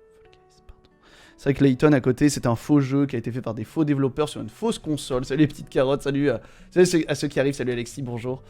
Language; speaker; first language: French; native; French